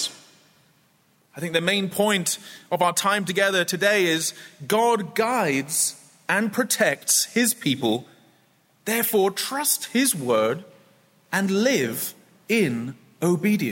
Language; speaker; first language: English; native; English